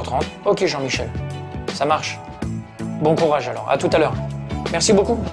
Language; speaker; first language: French; native; French